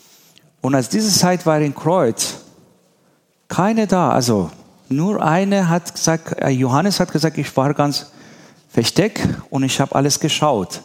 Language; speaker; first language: German; non-native, learner; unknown